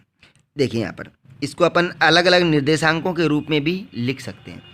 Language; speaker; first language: Hindi; native; Hindi